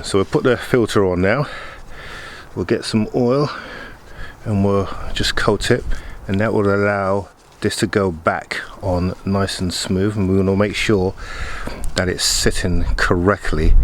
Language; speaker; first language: English; native; English